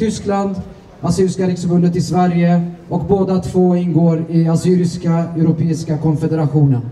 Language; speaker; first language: Swedish; early bilingual, other home language; Assyrian Neo-Aramaic